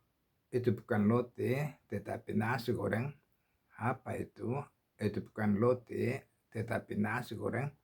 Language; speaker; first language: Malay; non-native, learner; Korean